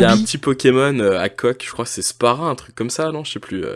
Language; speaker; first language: French; native; French